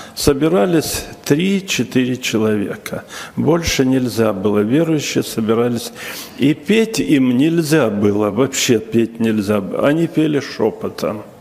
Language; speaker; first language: Russian; native; Russian